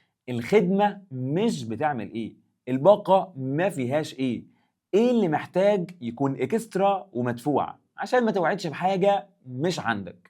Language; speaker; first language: Arabic; native; Arabic